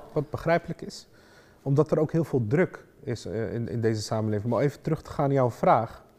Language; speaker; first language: Dutch; early bilingual, other home language; Arabic